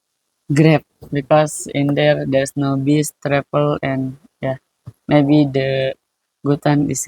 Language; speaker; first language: English; non-native, learner; Indonesian